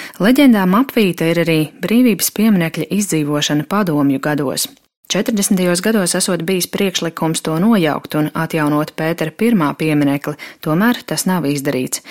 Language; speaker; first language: Latvian; native; Latvian